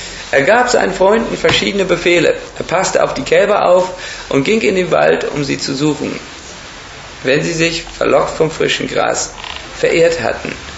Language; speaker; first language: German; native; German